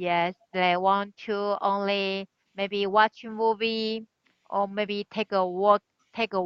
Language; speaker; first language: English; non-native, learner; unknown